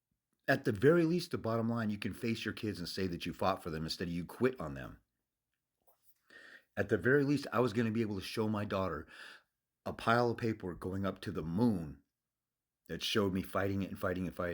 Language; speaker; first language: English; native; English